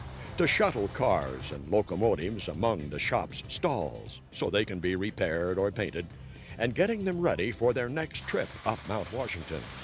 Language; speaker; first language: English; native; English